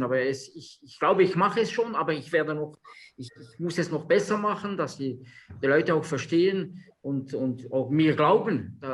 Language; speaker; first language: German; non-native, local second language; French